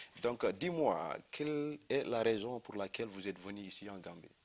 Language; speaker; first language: French; non-native, fluent; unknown